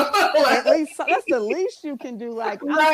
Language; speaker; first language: English; native; English